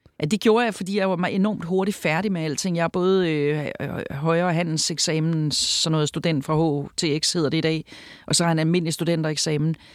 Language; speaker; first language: Danish; native; Danish